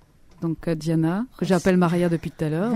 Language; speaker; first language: French; native; French